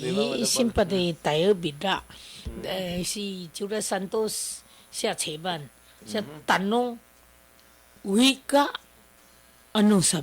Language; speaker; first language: Filipino; non-native, learner; Chinese